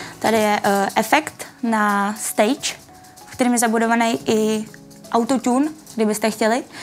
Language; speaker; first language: Czech; native; Czech